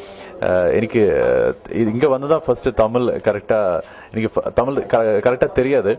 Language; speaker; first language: Tamil; non-native, learner; Malayalam